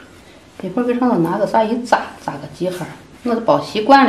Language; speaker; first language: Chinese; native; Chinese